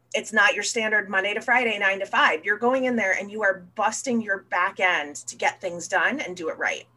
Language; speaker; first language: English; native; English